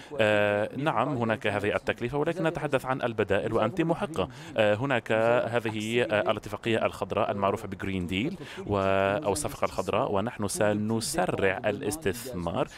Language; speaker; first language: Arabic; non-native, fluent; French